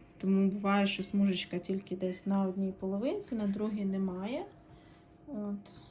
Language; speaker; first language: Ukrainian; non-native, local second language; Russian